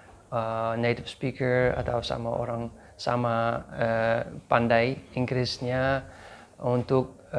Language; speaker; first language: Indonesian; non-native, fluent; English